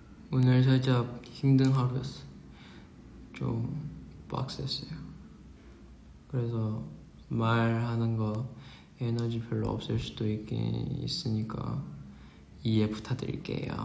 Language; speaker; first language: Korean; non-native, fluent; Chinese